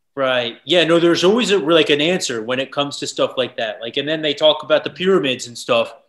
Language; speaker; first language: English; native; English